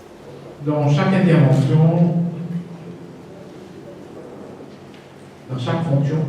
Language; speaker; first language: French; non-native, local second language; Morisyen